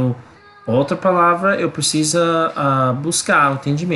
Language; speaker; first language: Portuguese; non-native, learner; English